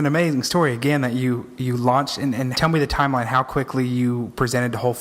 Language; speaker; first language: English; native; English